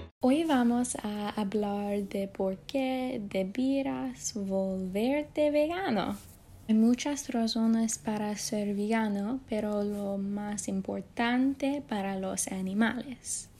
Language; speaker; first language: Spanish; non-native, learner; English